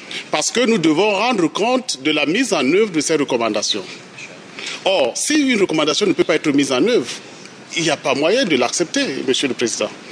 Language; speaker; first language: French; native; French